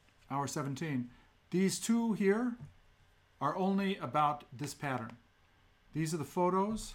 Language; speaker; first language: English; native; English